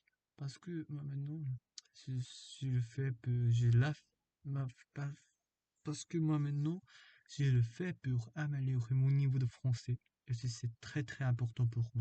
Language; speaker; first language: French; non-native, fluent; Korean